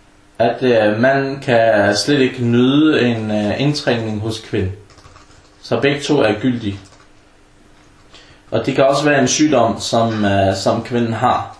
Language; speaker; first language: Danish; early bilingual, other home language; Arabic